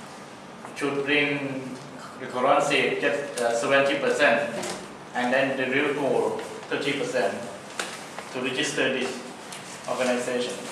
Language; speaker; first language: English; non-native, learner; Thai